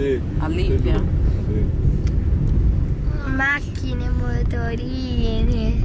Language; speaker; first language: Italian; native; Italian